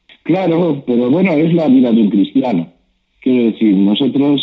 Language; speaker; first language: Spanish; native; Spanish